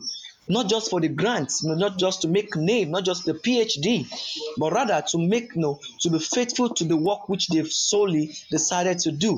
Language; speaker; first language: English; non-native, local second language; Yoruba